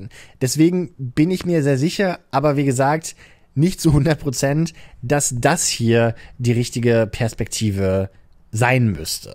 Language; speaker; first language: German; native; German